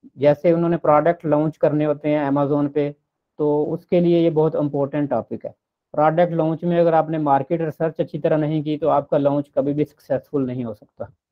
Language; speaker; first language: Urdu; non-native, local second language; Punjabi